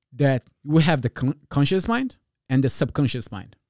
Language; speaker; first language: English; non-native, fluent; Portuguese